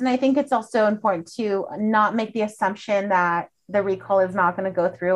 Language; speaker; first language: English; early bilingual, other home language; Spanish